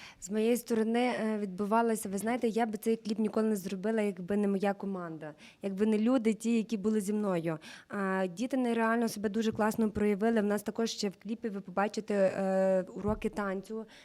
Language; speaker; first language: Ukrainian; native; Ukrainian